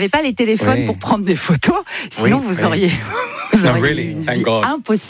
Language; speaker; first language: French; native; French